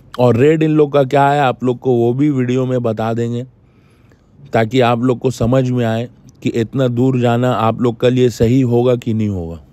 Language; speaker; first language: Hindi; native; Hindi